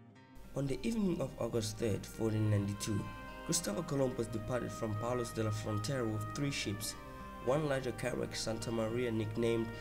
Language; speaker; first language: English; non-native, fluent; Southern Sotho